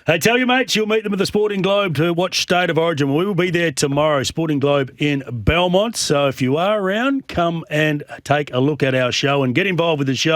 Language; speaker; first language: English; native; English